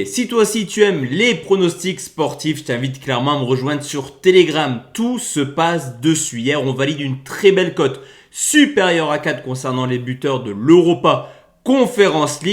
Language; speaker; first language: French; native; French